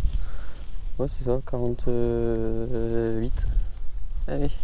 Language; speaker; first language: French; native; French